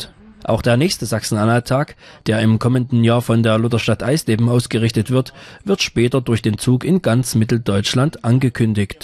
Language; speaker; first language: German; native; German